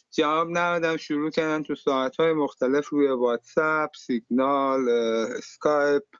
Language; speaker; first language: Persian; native; Persian